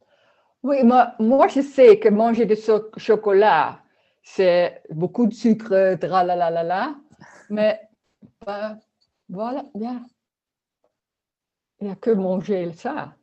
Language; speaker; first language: French; non-native, learner; Dutch